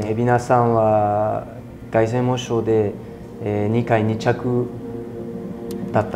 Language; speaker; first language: Japanese; non-native, fluent; French